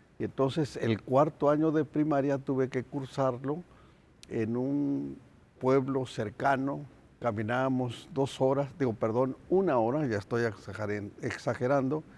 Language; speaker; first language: Spanish; non-native, local second language; Nahuatl languages